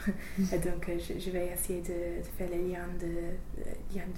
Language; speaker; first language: French; non-native, fluent; English